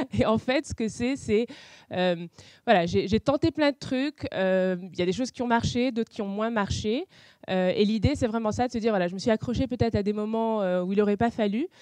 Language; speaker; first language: French; non-native, local second language; Arabic